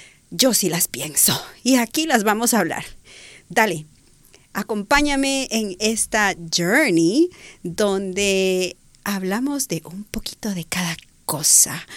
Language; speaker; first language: Spanish; early bilingual, heritage; Spanish